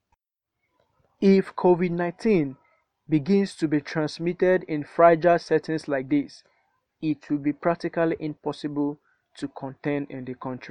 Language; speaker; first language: English; non-native, local second language; Yoruba